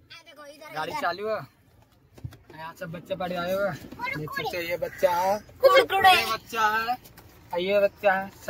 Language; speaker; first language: Hindi; non-native, local second language; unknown